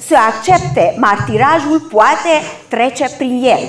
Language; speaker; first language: Romanian; non-native, local second language; Hungarian